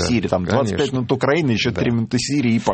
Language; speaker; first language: Russian; native; Russian